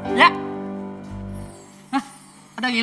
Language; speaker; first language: Indonesian; native; Indonesian